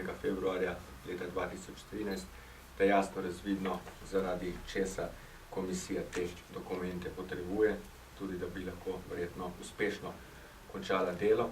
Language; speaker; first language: Slovenian; native; Slovenian